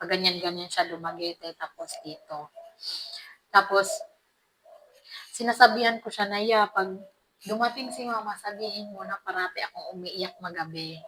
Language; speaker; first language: Filipino; non-native, local second language; Cebuano